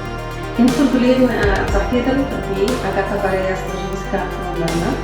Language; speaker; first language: Mongolian; non-native, learner; Polish